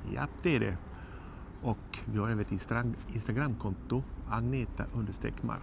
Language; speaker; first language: Swedish; native; Swedish